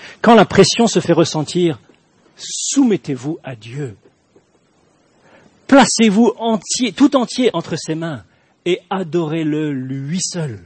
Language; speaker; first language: French; native; French